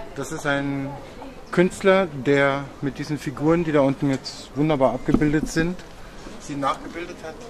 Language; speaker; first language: German; native; German